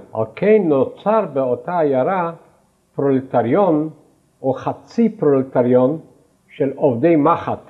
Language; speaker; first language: Hebrew; non-native, fluent; Yiddish